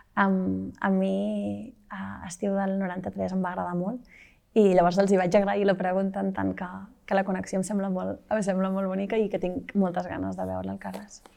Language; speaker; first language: Catalan; native; Catalan